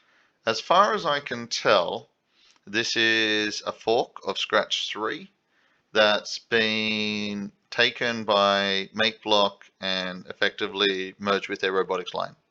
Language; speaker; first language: English; native; English